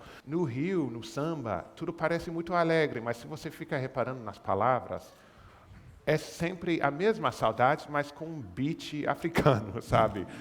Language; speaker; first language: Portuguese; non-native, fluent; English